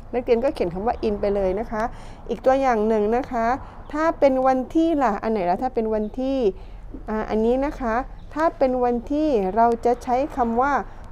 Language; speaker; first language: Thai; non-native, local second language; Pattani Malay